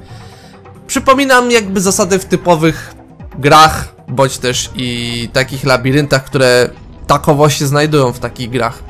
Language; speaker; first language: Polish; native; Polish